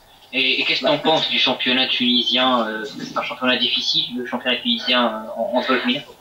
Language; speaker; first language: French; native; French